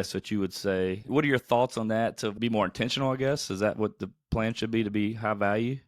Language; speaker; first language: English; native; English